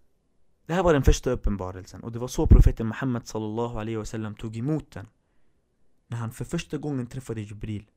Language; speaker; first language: Swedish; early bilingual, other home language; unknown